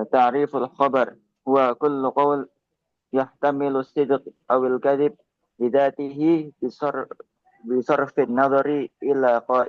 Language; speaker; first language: Arabic; non-native, learner; Indonesian